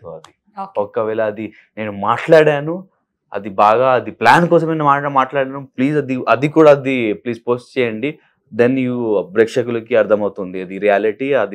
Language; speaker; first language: Telugu; non-native, learner; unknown